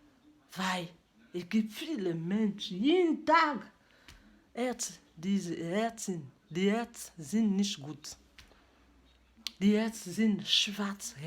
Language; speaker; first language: German; non-native, learner; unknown